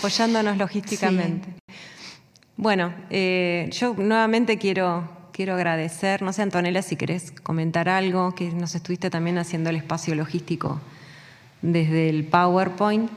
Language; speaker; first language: Spanish; native; Spanish